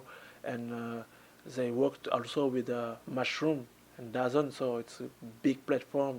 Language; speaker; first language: English; non-native, learner; French